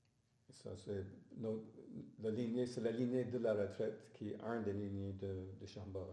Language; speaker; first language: French; non-native, fluent; English